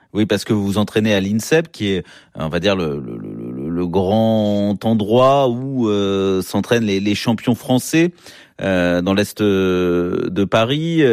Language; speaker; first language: French; native; French